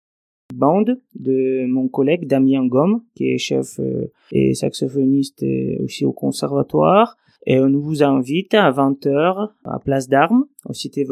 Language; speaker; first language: French; non-native, fluent; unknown